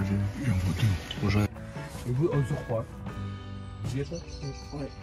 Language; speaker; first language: French; native; French